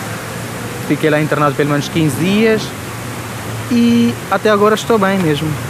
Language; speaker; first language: Portuguese; non-native, fluent; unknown